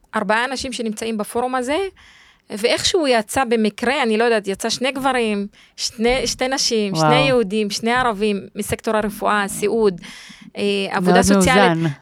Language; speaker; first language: Hebrew; non-native, local second language; Arabic